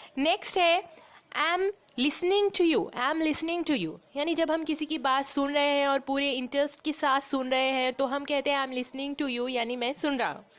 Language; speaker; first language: Hindi; native; Hindi